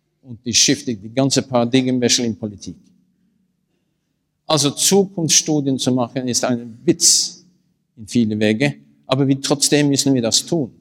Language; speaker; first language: German; non-native, learner; Norwegian